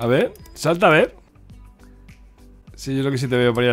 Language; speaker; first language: Spanish; native; Spanish